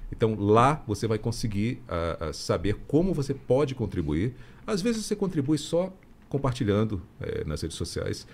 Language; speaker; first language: Portuguese; native; Portuguese